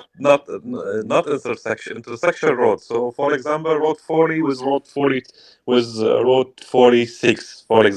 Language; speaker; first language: English; non-native, learner; Arabic